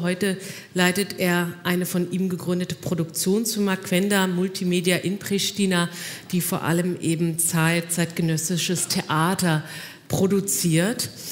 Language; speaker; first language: German; native; German